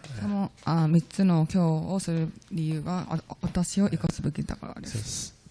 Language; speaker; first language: Japanese; non-native, learner; Korean